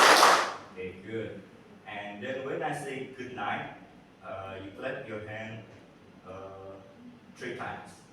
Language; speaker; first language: English; non-native, learner; Indonesian